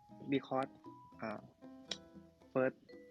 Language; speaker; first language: English; non-native, learner; Thai